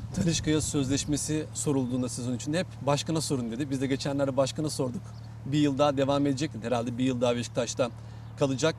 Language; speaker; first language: Turkish; native; Turkish